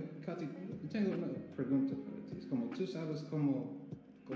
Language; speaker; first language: Spanish; non-native, learner; English